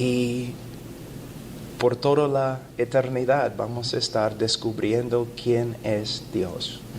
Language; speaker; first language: Spanish; non-native, fluent; English